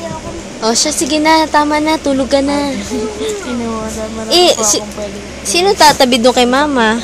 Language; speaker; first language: Filipino; native; Filipino